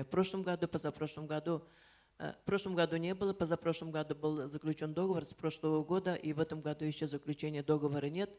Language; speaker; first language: Russian; native; Russian